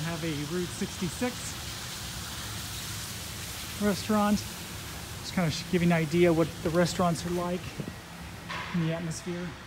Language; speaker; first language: English; native; English